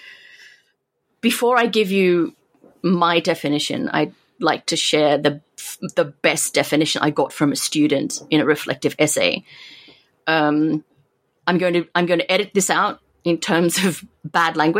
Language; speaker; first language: English; native; English